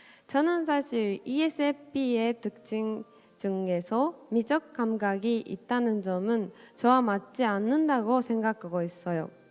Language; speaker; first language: Korean; non-native, fluent; Japanese